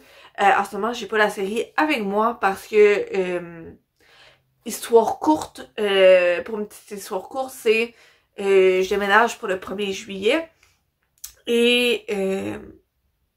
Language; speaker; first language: French; native; French